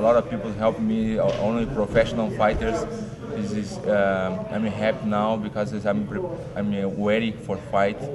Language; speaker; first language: English; non-native, learner; Portuguese